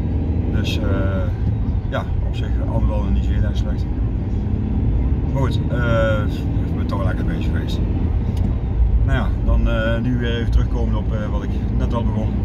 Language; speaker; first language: Dutch; native; Dutch